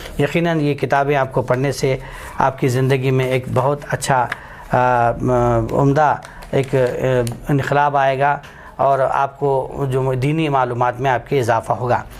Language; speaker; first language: Urdu; native; Urdu